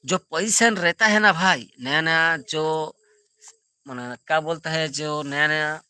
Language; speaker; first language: Hindi; non-native, local second language; Bangla